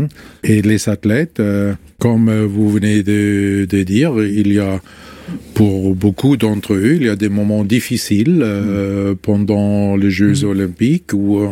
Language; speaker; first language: French; non-native, fluent; German